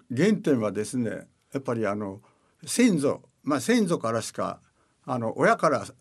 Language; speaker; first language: Japanese; native; Japanese